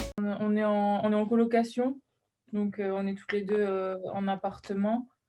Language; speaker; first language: French; non-native, local second language; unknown